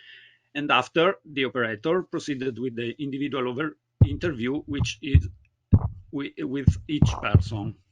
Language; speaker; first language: English; non-native, learner; Italian